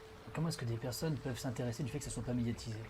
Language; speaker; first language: French; native; French